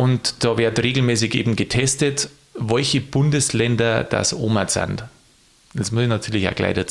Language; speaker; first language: German; native; German